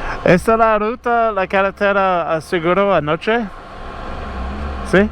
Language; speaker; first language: Spanish; non-native, learner; English